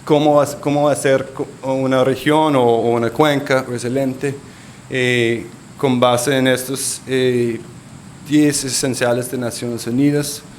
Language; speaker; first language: Spanish; non-native, local second language; English